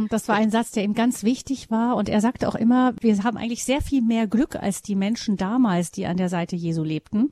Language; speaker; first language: German; native; German